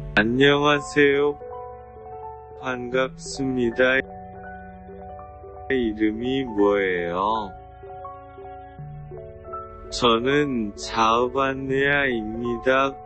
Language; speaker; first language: Korean; non-native, learner; Thai